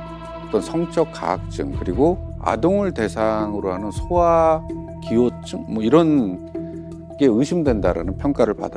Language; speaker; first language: Korean; native; Korean